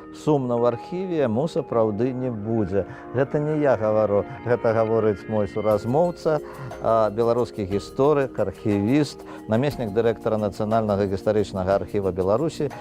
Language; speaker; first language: Belarusian; native; Belarusian